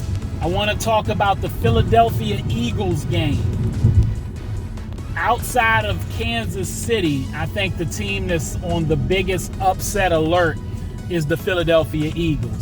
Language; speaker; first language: English; native; English